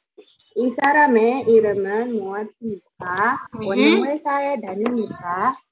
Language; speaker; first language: Korean; non-native, learner; Indonesian